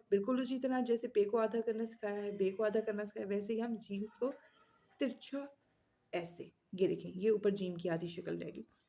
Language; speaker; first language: Urdu; native; Urdu